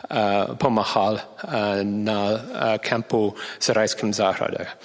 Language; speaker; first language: Czech; non-native, learner; English